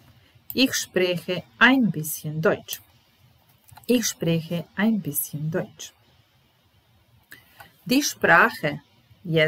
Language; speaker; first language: German; non-native, fluent; Serbian